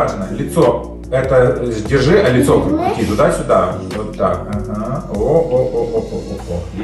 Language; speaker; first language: Russian; native; Russian